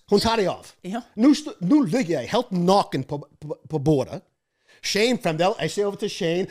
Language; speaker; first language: Norwegian; non-native, fluent; English